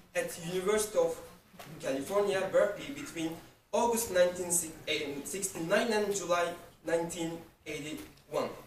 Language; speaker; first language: English; non-native, fluent; Turkish